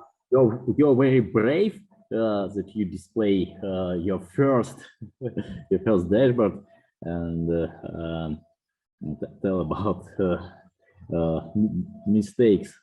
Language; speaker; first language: English; non-native, fluent; Russian